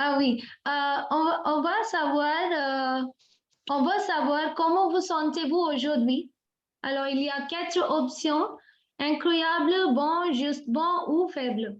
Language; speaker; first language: French; non-native, fluent; Hindi